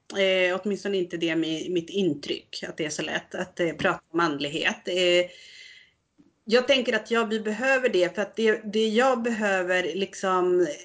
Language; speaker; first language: Swedish; early bilingual, other home language; Spanish